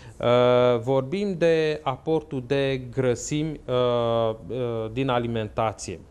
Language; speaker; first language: Romanian; native; Romanian